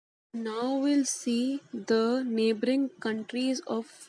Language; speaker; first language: English; non-native, local second language; Hindi